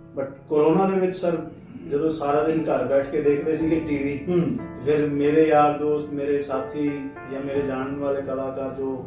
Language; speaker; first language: Punjabi; non-native, local second language; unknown